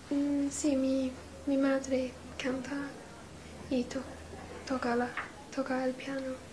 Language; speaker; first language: Spanish; non-native, learner; English